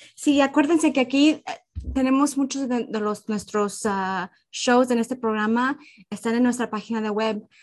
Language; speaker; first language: Spanish; early bilingual, heritage; Spanish